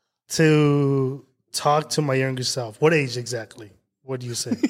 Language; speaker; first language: English; early bilingual, other home language; Spanish